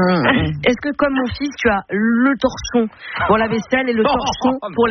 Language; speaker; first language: French; native; French